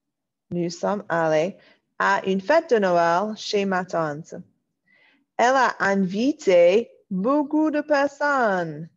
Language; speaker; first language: French; non-native, fluent; English